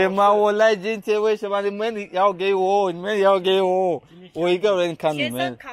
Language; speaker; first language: Chinese; non-native, learner; Rundi